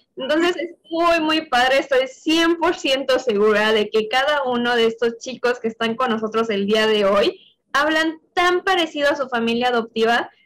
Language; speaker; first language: Spanish; native; Spanish